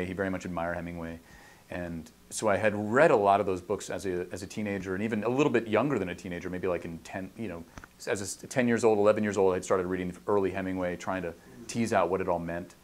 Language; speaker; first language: English; native; English